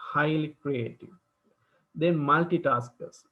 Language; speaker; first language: English; non-native, local second language; Sinhala